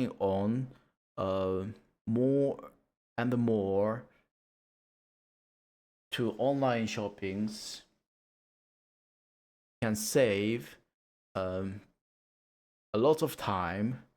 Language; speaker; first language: English; non-native, learner; Japanese